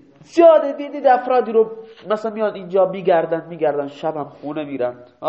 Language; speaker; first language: Persian; non-native, local second language; Baluchi